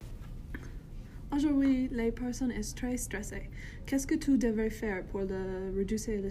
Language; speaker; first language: French; non-native, learner; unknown